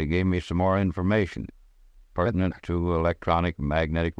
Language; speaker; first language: English; native; English